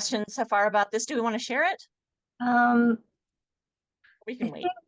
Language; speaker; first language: English; native; English